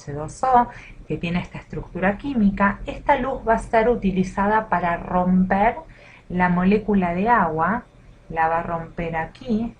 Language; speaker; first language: Spanish; native; Spanish